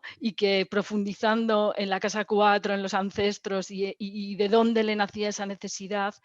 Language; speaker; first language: Spanish; native; Spanish